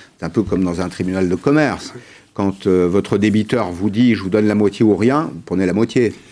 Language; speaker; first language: French; native; French